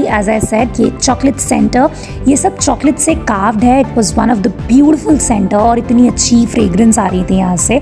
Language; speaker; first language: Hindi; native; Hindi